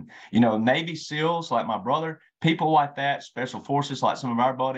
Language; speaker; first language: English; native; English